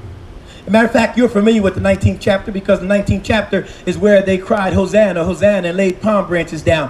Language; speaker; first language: English; native; English